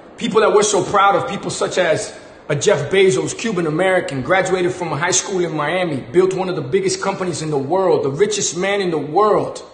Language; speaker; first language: English; early bilingual, other home language; Spanish